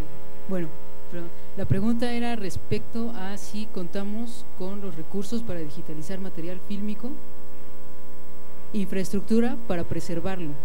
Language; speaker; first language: Spanish; native; Spanish